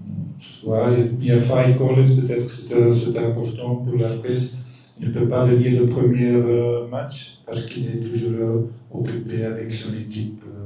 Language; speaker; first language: French; non-native, local second language; Dutch